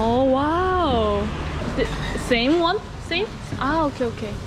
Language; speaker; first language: English; non-native, learner; Korean